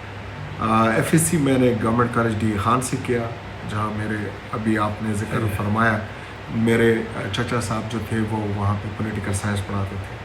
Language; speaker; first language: Hindi; non-native, local second language; Pashto